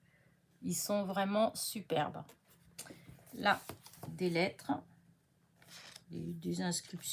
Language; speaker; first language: French; native; French